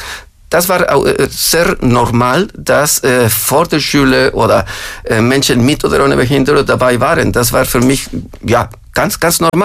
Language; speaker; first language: German; non-native, fluent; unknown